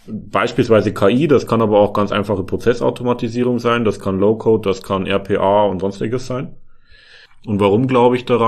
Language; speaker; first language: German; native; German